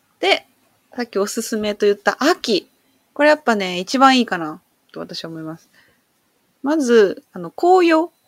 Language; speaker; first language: Japanese; native; Japanese